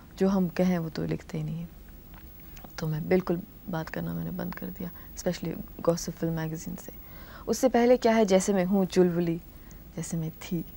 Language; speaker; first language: Hindi; non-native, local second language; Telugu